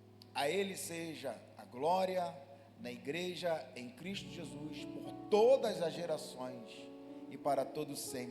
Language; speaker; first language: Portuguese; native; Portuguese